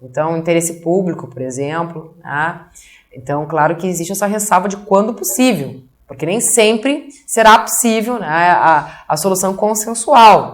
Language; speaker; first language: Portuguese; native; Portuguese